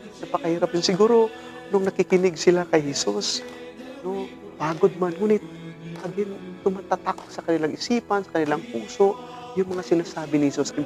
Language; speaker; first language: Filipino; non-native, local second language; Cebuano